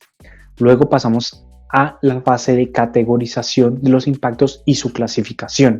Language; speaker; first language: Spanish; native; Spanish